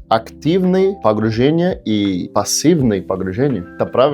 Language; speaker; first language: Russian; non-native, learner; Portuguese